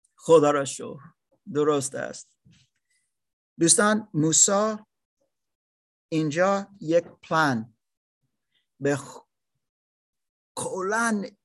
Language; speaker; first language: Persian; non-native, learner; German